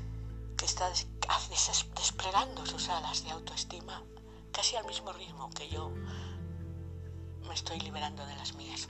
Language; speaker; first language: Spanish; native; Spanish